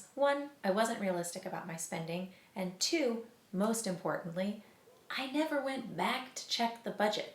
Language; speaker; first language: English; native; English